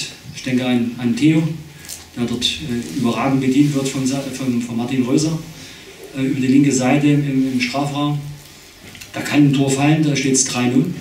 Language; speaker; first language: German; native; German